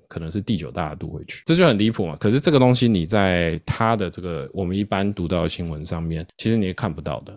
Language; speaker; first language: Chinese; native; Chinese